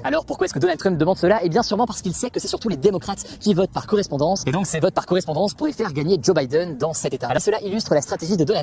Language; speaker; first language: French; native; French